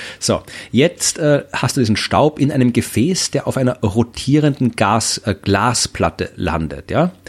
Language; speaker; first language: German; native; German